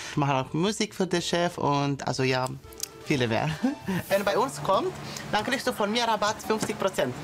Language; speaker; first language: German; non-native, learner; Romanian